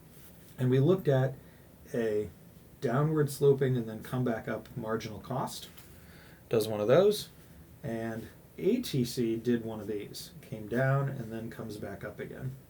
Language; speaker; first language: English; native; English